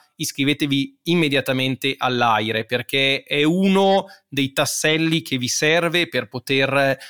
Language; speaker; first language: Italian; native; Italian